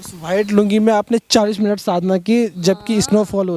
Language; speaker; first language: Hindi; native; Hindi